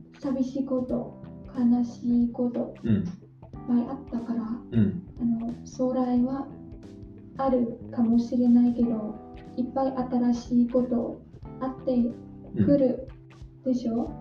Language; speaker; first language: Japanese; non-native, learner; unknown